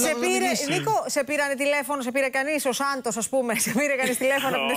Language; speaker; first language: Greek; native; Greek